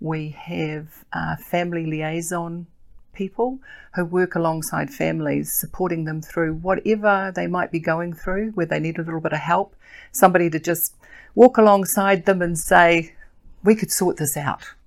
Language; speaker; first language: English; native; English